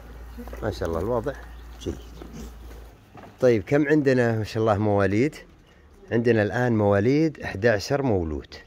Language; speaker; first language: Arabic; native; Arabic